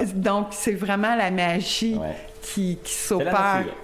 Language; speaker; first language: French; native; French